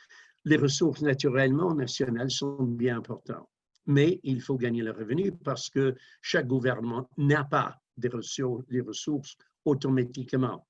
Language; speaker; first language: French; non-native, fluent; English